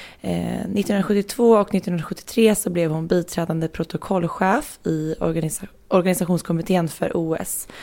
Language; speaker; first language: Swedish; native; Swedish